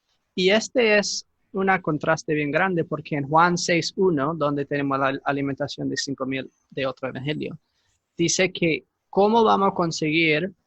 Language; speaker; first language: Spanish; non-native, fluent; English